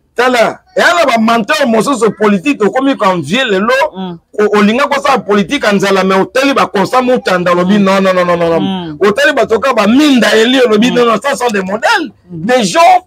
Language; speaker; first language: Lingala; native; Lingala